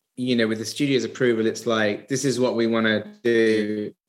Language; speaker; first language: English; native; English